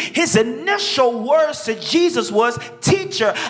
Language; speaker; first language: English; native; English